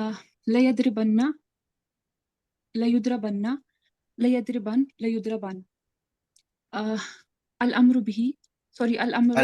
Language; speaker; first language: Arabic; non-native, learner; Urdu